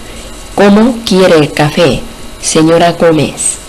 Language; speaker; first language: Spanish; non-native, fluent; Korean